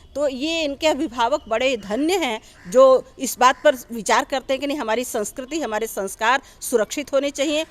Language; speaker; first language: Hindi; native; Hindi